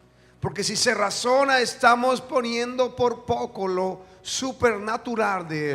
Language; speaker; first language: Spanish; native; Spanish